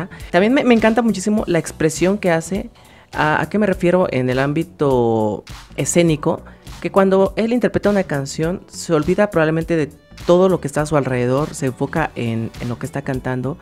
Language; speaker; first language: Spanish; native; Spanish